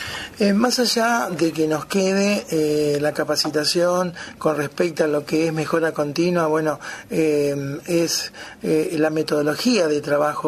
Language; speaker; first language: Spanish; native; Spanish